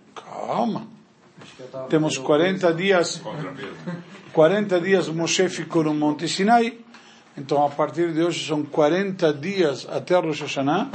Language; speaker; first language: Portuguese; non-native, fluent; Spanish